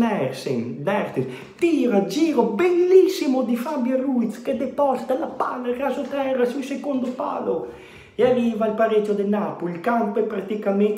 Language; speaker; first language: Italian; native; Italian